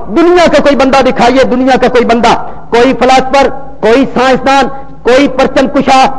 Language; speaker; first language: Urdu; non-native, local second language; Punjabi